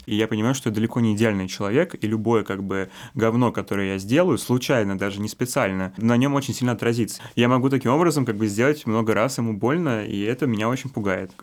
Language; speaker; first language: Russian; native; Russian